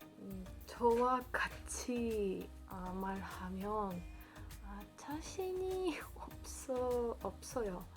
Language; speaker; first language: Korean; non-native, learner; Polish